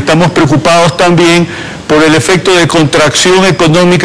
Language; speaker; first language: Spanish; native; Spanish